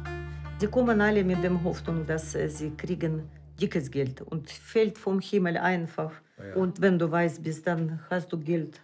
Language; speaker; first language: German; non-native, fluent; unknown